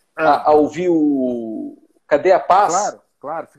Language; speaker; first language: Portuguese; native; Portuguese